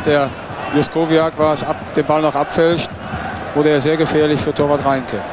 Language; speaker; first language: German; native; German